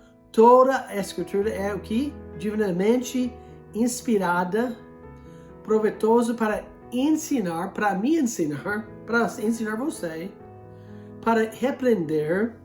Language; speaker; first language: Portuguese; non-native, fluent; English